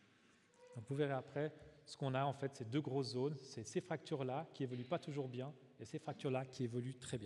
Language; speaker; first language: French; native; French